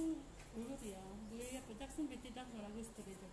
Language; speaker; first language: Turkish; non-native, fluent; Filipino